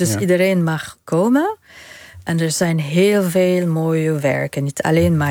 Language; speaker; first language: Dutch; non-native, fluent; Arabic